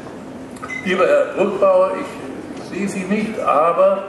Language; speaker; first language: German; native; German